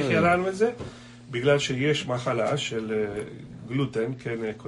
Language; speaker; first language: Hebrew; non-native, fluent; Spanish